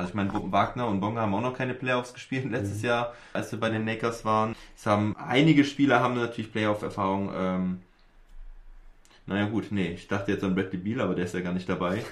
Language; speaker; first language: German; native; German